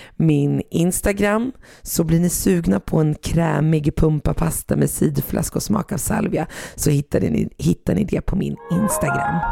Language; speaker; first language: Swedish; native; Swedish